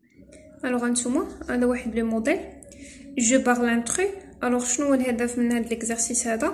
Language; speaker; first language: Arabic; native; Arabic